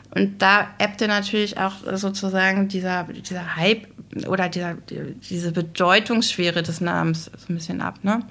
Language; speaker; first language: German; native; German